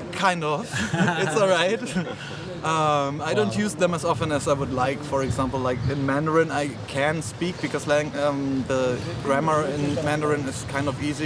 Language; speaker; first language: English; non-native, learner; Khmer